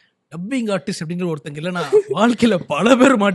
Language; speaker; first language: Tamil; native; Tamil